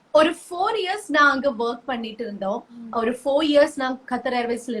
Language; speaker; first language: Tamil; non-native, learner; Malayalam